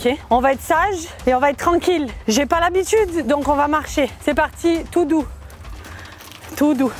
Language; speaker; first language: French; native; French